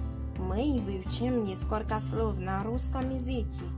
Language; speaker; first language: Russian; non-native, learner; Haitian Creole